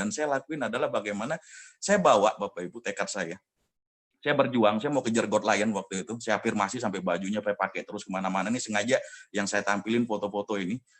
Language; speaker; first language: Indonesian; native; Indonesian